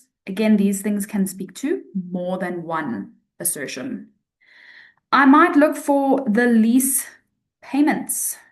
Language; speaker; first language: English; native; English